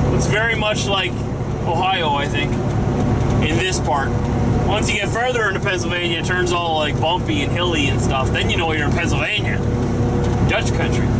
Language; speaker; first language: English; native; English